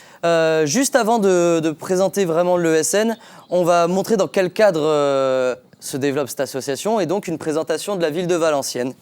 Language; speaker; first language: French; native; French